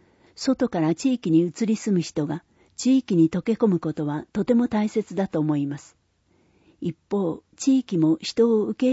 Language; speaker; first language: Japanese; native; Japanese